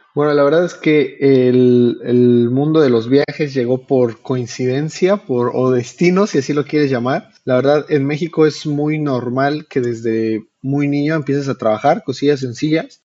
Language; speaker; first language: Spanish; native; Spanish